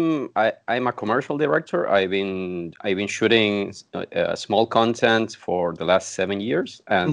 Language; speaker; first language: English; non-native, fluent; Spanish